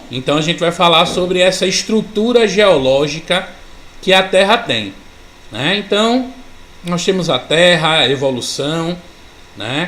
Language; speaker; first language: Portuguese; native; Portuguese